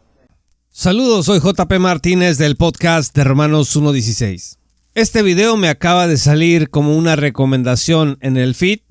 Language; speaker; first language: Spanish; native; Spanish